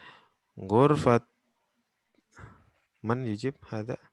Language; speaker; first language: Arabic; non-native, fluent; Indonesian